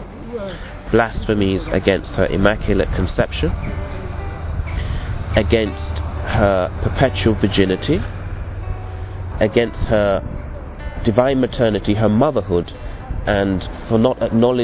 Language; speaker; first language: English; native; English